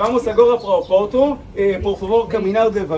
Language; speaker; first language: Portuguese; non-native, fluent; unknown